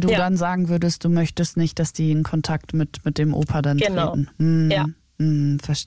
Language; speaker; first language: German; native; German